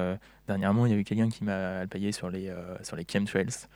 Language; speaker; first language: French; native; French